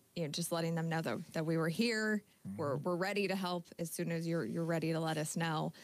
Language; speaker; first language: English; native; English